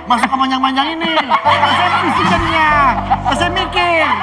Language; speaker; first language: Indonesian; native; Indonesian